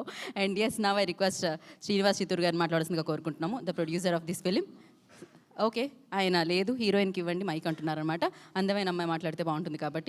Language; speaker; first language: Telugu; native; Telugu